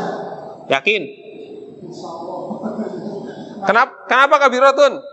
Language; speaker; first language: Arabic; non-native, learner; Indonesian